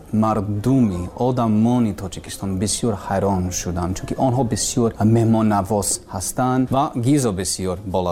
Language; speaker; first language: Persian; non-native, learner; English